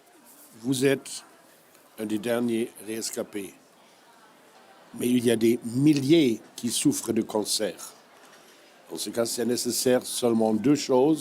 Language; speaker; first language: French; non-native, fluent; German